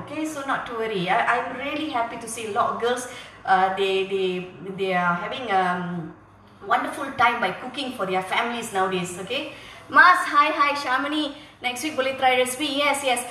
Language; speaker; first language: English; non-native, local second language; Tamil